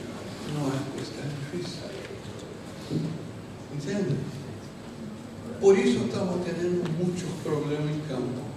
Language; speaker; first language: Spanish; non-native, fluent; Portuguese